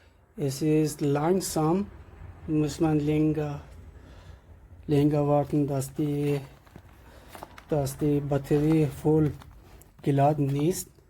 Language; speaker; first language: German; non-native, learner; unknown